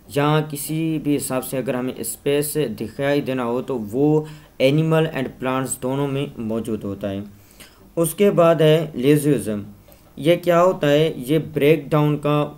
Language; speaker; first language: Urdu; non-native, local second language; Sindhi